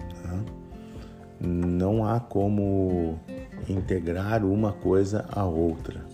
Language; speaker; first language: Portuguese; native; Portuguese